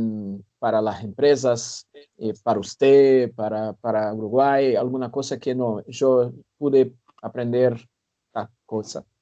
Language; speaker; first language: Spanish; non-native, fluent; Portuguese